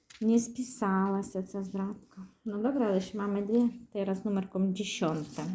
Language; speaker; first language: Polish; non-native, learner; Ukrainian